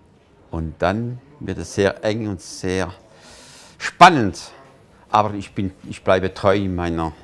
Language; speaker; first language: German; non-native, fluent; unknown